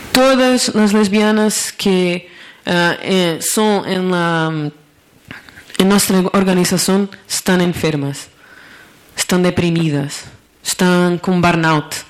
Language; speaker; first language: Spanish; non-native, learner; Portuguese